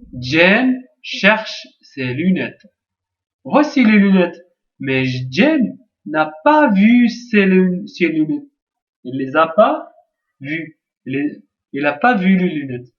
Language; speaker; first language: French; non-native, local second language; Arabic